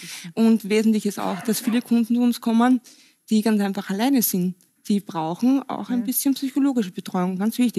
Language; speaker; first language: German; native; German